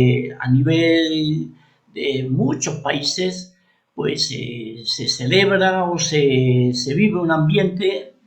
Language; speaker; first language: Spanish; native; Spanish